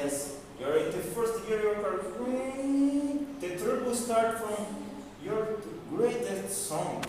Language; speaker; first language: English; non-native, learner; Portuguese